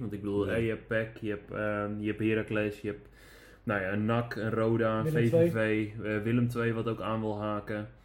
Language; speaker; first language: Dutch; native; Dutch